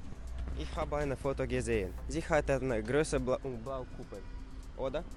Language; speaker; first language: German; non-native, learner; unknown